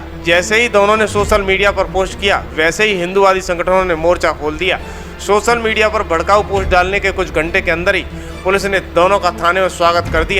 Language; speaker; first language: Hindi; native; Hindi